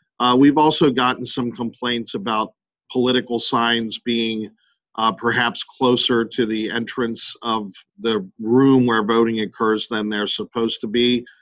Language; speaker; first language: English; native; English